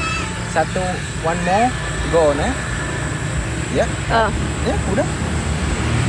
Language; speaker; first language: Indonesian; native; Indonesian